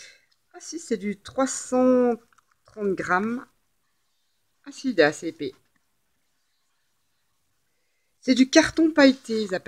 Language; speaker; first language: French; native; French